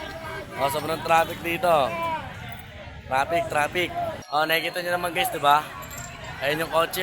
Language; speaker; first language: Filipino; native; Filipino